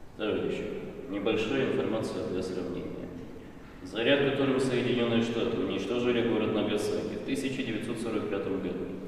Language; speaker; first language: Russian; native; Russian